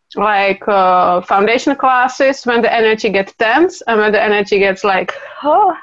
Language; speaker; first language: English; non-native, fluent; Czech